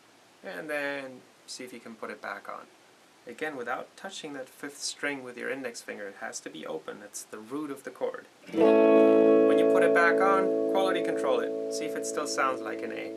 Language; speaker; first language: English; native; English